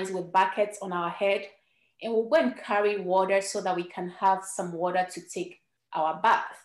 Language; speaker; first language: English; non-native, local second language; Ewe